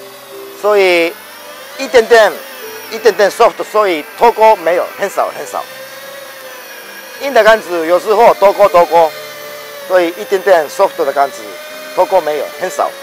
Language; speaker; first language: Chinese; non-native, learner; Japanese